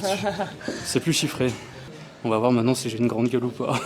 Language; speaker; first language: French; native; French